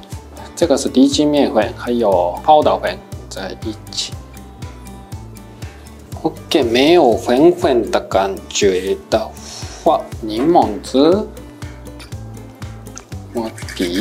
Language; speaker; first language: Chinese; non-native, fluent; Japanese